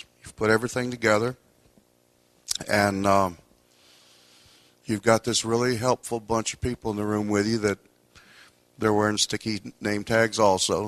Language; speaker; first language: English; native; English